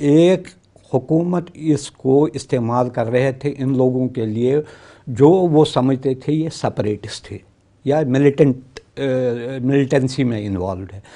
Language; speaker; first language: Hindi; non-native, local second language; Kashmiri